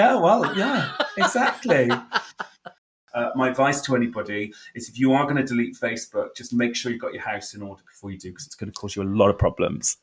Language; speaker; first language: English; native; English